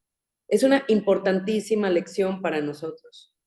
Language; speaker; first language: Spanish; native; Spanish